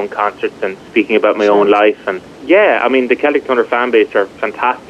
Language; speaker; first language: English; native; English